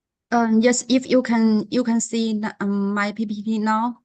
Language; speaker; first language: English; non-native, learner; Chinese